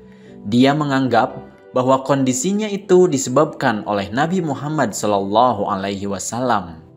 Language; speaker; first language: Indonesian; native; Indonesian